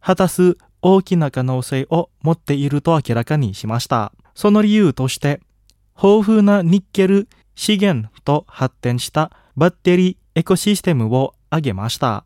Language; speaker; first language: Japanese; non-native, fluent; Indonesian